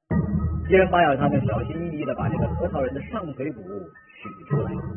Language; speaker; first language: Chinese; native; Chinese